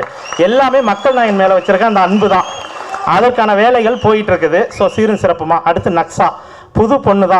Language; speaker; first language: Tamil; native; Tamil